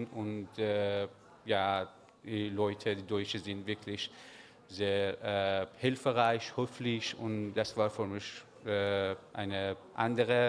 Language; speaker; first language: German; non-native, learner; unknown